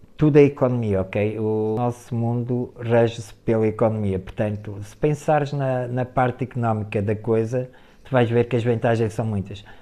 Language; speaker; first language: Portuguese; native; Portuguese